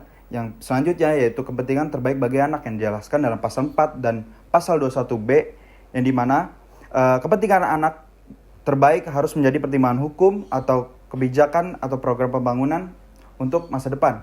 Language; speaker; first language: Indonesian; native; Indonesian